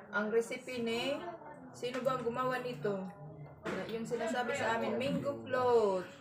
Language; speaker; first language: Filipino; non-native, local second language; Waray